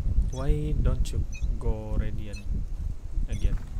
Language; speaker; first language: English; non-native, local second language; Malay